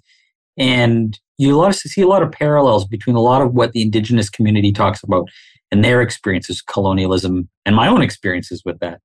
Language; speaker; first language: English; non-native, local second language; Swahili